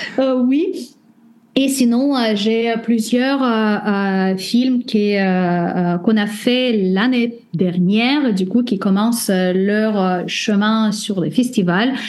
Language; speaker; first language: French; non-native, fluent; Russian